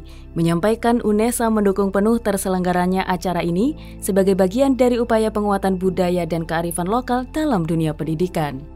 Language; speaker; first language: Indonesian; native; Indonesian